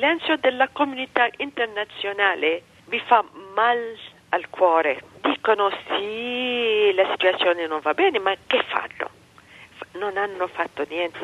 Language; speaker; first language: Italian; non-native, fluent; Arabic